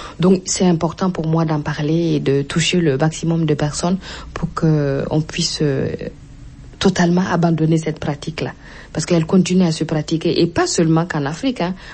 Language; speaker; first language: French; non-native, local second language; Mossi